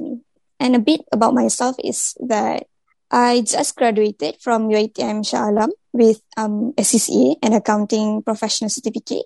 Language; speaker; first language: English; non-native, local second language; Malay